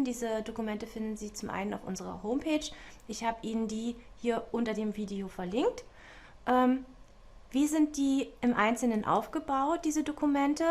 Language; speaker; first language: German; native; German